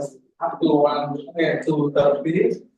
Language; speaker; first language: English; non-native, fluent; Indonesian